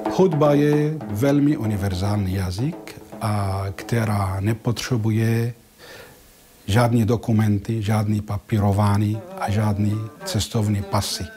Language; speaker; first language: Czech; non-native, fluent; Arabic